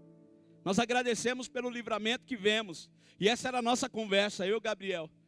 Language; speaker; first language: Portuguese; native; Portuguese